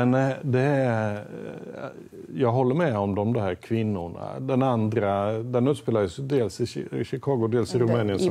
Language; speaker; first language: Swedish; native; Swedish